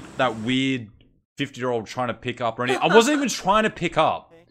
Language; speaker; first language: English; native; English